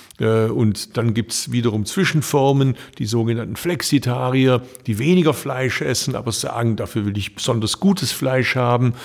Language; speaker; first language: German; early bilingual, other home language; Turkish